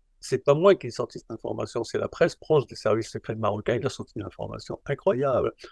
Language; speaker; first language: French; non-native, local second language; Arabic